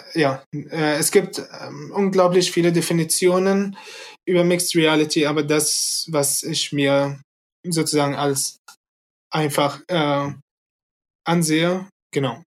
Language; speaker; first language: German; early bilingual, other home language; Arabic